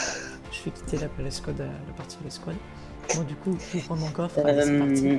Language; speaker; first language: French; native; French